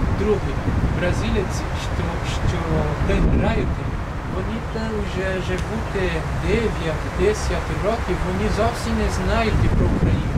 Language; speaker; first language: Ukrainian; non-native, learner; Portuguese